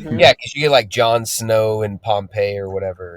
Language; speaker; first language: English; native; English